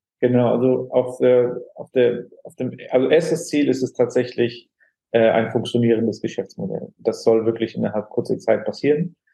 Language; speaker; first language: German; non-native, fluent; Aramaic